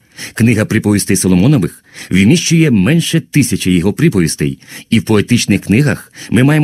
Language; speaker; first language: Ukrainian; native; Ukrainian